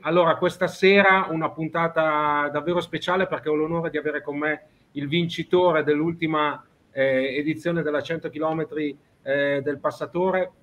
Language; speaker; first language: Italian; native; Italian